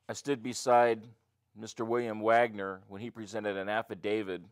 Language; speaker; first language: English; native; English